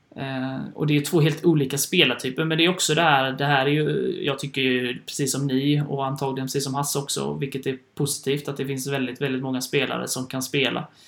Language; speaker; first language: Swedish; native; Swedish